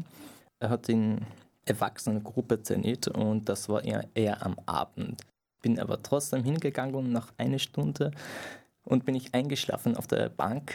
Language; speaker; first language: German; non-native, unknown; Persian